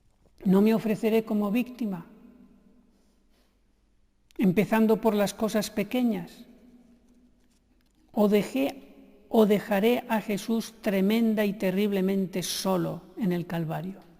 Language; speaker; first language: Spanish; native; Spanish